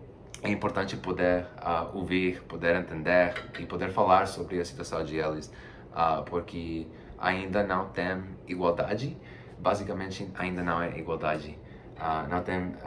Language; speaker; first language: Portuguese; non-native, fluent; Spanish